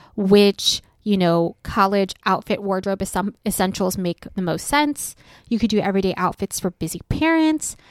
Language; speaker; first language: English; native; English